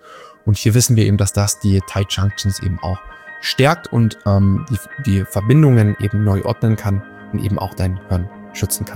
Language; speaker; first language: German; native; German